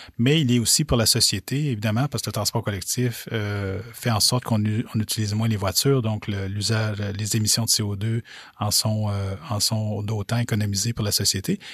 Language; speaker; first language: French; native; French